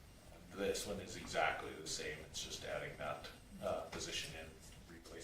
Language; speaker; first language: English; native; English